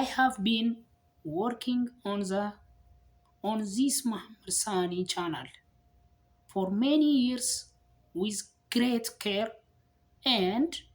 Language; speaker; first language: English; non-native, learner; Amharic